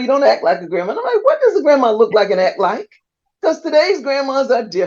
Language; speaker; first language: English; native; English